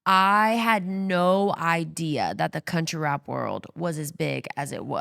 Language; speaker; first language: English; native; English